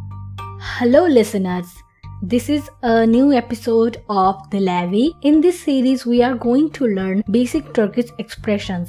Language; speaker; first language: English; non-native, fluent; Turkish